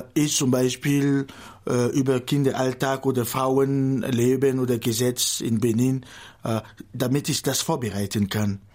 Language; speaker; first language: German; non-native, fluent; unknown